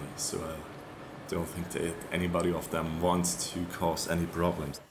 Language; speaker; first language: English; non-native, fluent; German